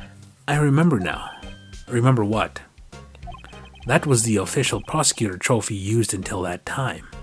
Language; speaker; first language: English; native; English